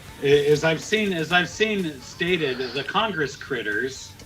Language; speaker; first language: English; native; English